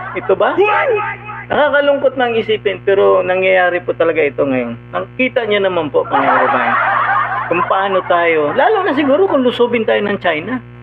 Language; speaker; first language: Filipino; non-native, local second language; Cebuano